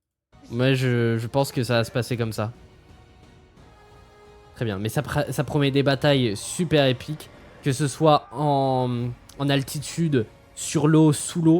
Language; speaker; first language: French; native; French